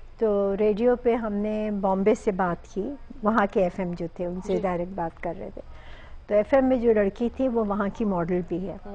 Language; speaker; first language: Urdu; native; Urdu